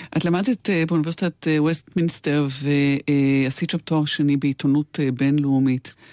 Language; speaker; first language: Hebrew; native; Hebrew